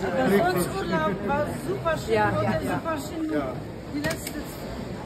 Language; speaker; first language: German; non-native, learner; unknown